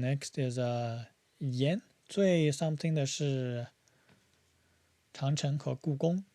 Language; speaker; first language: Chinese; non-native, fluent; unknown